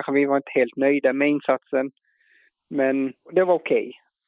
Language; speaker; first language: Swedish; non-native, fluent; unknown